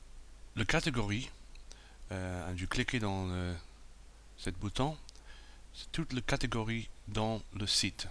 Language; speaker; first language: French; non-native, fluent; English